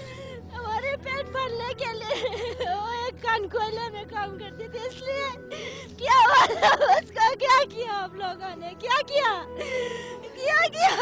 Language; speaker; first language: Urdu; non-native, local second language; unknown